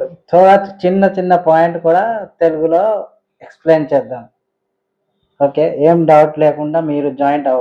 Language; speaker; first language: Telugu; non-native, learner; Hindi